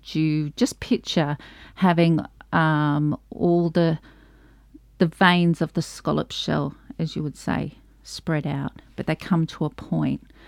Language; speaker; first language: English; native; English